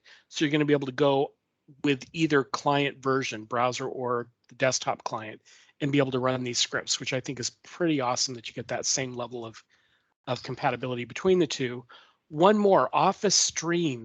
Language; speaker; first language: English; native; English